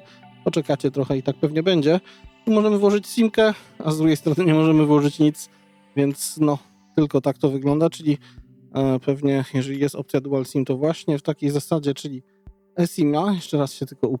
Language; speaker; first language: Polish; native; Polish